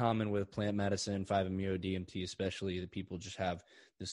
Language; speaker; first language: English; native; English